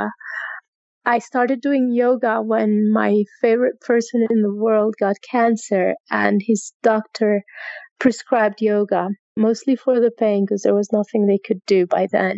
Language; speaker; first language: English; non-native, fluent; Spanish